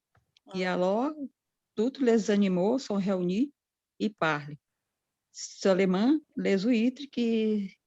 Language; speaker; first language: French; non-native, learner; Portuguese